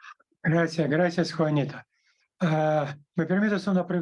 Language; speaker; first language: Spanish; non-native, learner; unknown